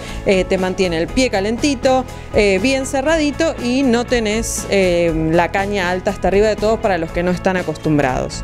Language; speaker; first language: Spanish; native; Spanish